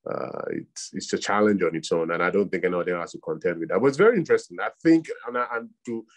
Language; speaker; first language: English; non-native, local second language; Yoruba